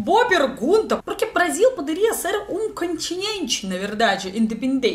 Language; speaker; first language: Portuguese; non-native, learner; Russian